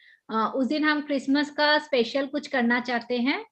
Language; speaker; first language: Hindi; native; Hindi